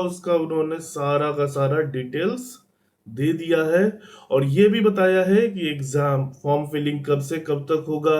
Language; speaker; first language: Hindi; native; Hindi